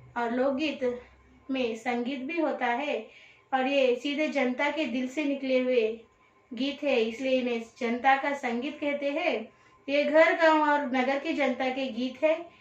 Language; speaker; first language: Hindi; non-native, local second language; Telugu